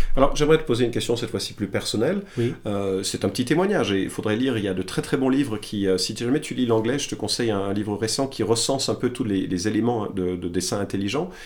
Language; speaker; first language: French; native; French